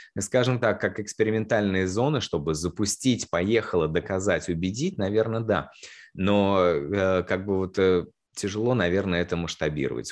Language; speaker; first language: Russian; native; Russian